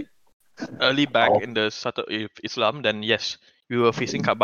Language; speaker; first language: English; non-native, local second language; Malay